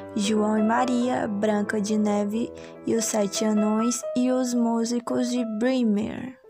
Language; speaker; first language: English; non-native, learner; Portuguese